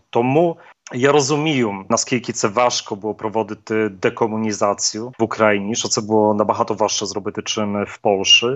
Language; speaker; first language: Polish; non-native, learner; Ukrainian